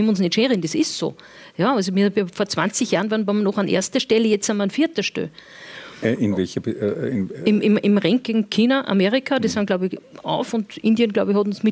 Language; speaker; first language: German; native; German